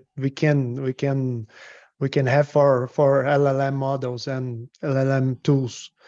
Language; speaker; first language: English; non-native, fluent; Portuguese